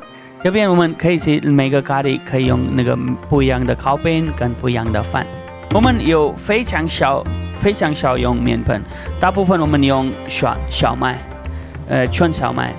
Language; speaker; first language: Chinese; non-native, learner; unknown